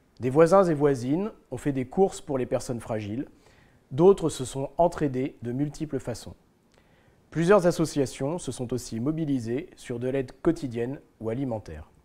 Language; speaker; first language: French; native; French